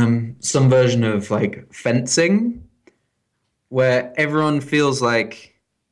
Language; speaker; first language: English; native; English